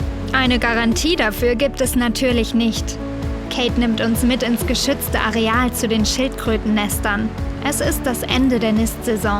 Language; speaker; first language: German; native; German